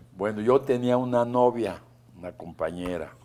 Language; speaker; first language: Spanish; native; Spanish